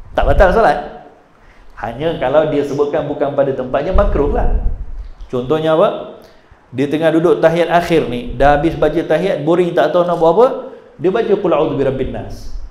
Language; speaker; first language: Malay; native; Malay